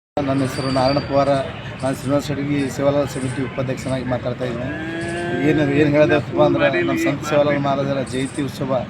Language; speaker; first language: Kannada; non-native, local second language; Lambadi